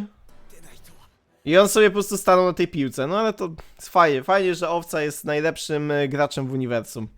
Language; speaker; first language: Polish; native; Polish